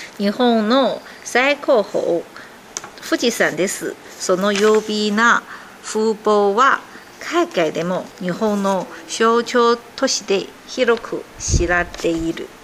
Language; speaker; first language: Japanese; non-native, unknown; Chinese